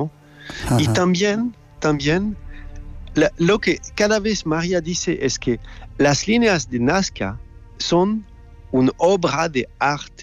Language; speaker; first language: Spanish; non-native, learner; French